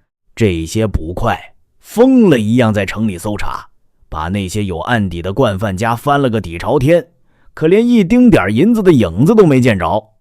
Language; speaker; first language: Chinese; native; Chinese